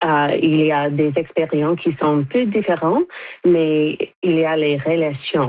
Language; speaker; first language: French; non-native, fluent; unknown